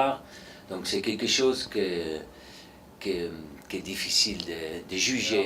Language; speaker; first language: French; non-native, fluent; Spanish